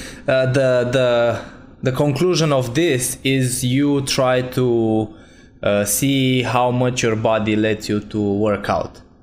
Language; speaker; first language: English; non-native, fluent; Romanian